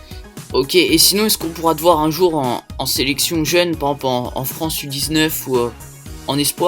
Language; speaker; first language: French; native; French